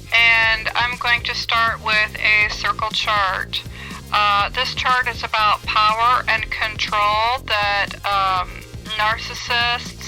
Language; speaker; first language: English; native; English